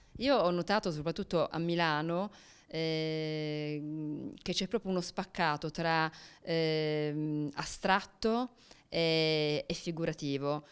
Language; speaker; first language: Italian; native; Italian